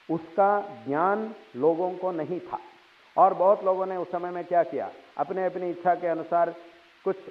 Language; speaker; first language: Hindi; non-native, local second language; Telugu